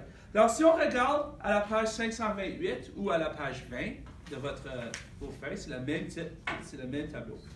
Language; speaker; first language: French; native; French